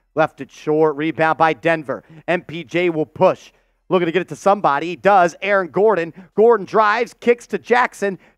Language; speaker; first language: English; native; English